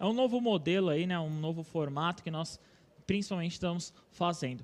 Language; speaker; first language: Portuguese; native; Portuguese